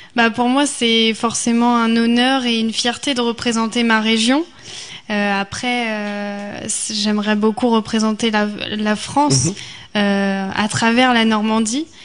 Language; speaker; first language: French; native; French